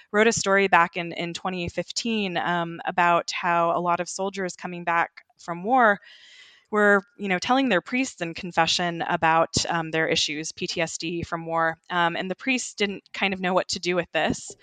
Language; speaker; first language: English; early bilingual, other home language; Ukrainian